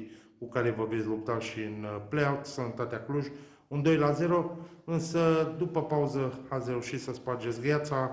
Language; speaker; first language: Romanian; native; Romanian